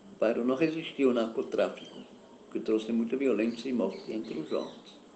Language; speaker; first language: Portuguese; non-native, fluent; German